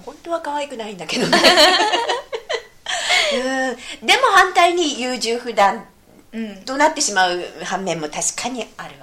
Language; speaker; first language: Japanese; native; Japanese